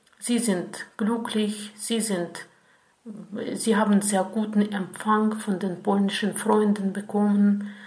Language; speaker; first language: German; non-native, fluent; Russian